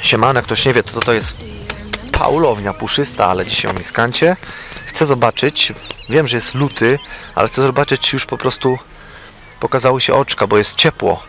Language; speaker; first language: Polish; native; Polish